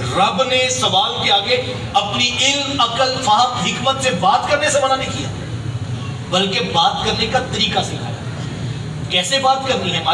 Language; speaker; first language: Urdu; non-native, local second language; Punjabi